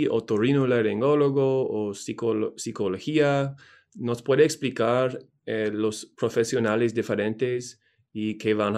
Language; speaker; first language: Spanish; non-native, learner; English